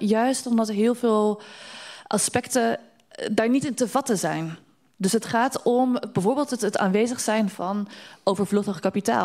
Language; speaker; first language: Dutch; native; Dutch